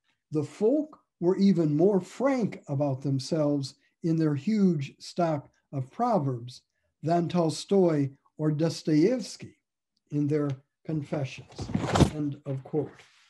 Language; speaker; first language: English; native; English